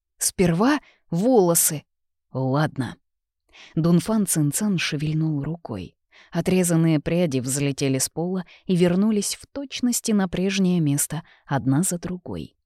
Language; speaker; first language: Russian; native; Russian